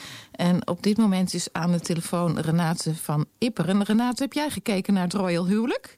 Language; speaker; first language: Dutch; native; Dutch